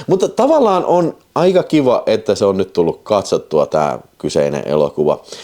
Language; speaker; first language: Finnish; native; Finnish